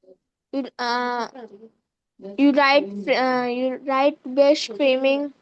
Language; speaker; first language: English; non-native, learner; Hindi